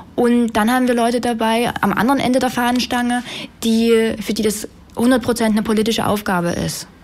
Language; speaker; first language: German; native; German